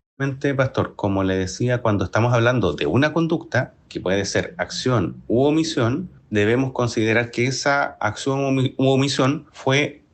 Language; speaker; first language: Spanish; native; Spanish